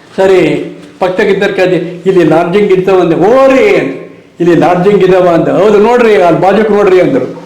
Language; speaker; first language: Kannada; native; Kannada